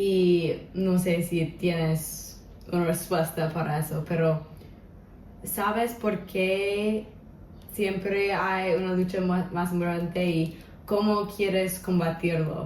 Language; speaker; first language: Spanish; non-native, local second language; English